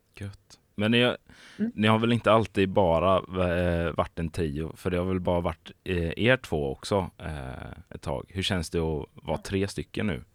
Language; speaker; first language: Swedish; native; Swedish